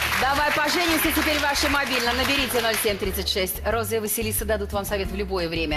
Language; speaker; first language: Russian; native; Russian